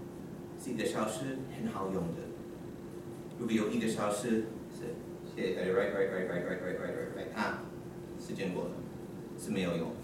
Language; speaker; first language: Chinese; non-native, learner; English